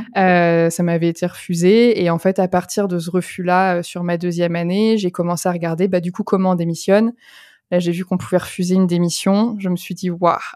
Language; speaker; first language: French; native; French